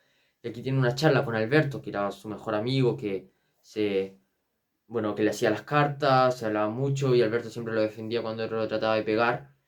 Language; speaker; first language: Spanish; native; Spanish